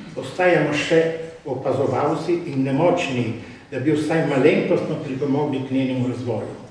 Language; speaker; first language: Slovenian; native; Slovenian